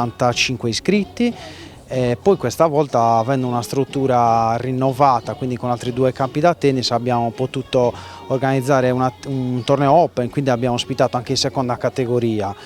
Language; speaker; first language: Italian; native; Italian